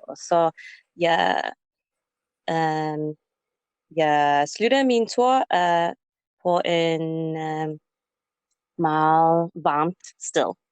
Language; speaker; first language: Danish; non-native, learner; English